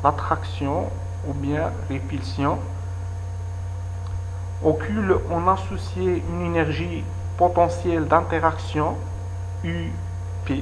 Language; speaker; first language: French; non-native, local second language; Arabic